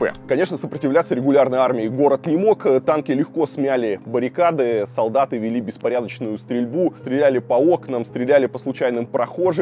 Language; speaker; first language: Russian; native; Russian